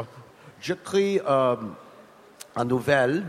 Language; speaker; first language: French; non-native, learner; English